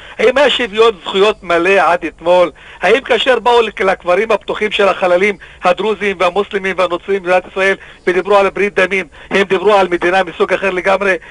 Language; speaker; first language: Hebrew; non-native, local second language; Arabic